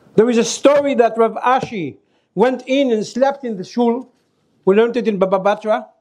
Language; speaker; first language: English; non-native, learner; Hebrew